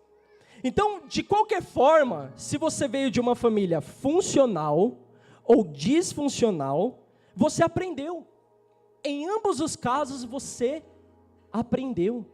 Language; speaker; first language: Portuguese; native; Portuguese